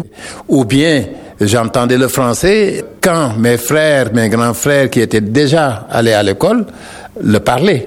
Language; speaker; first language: French; non-native, local second language; Wolof